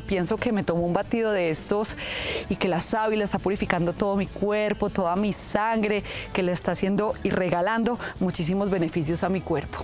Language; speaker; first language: Spanish; native; Spanish